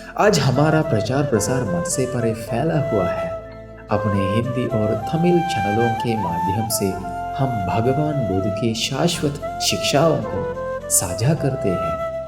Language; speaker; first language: Hindi; non-native, fluent; Sinhala